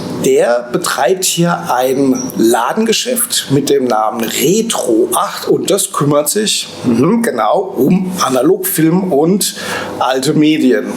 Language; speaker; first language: German; native; German